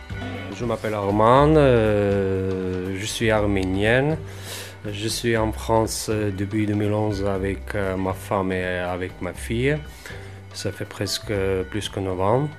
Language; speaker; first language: French; non-native, fluent; Armenian